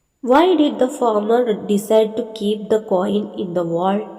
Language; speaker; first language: English; non-native, local second language; Malayalam